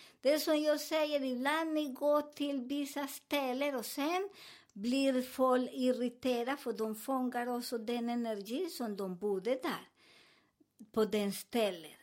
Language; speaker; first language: Swedish; non-native, learner; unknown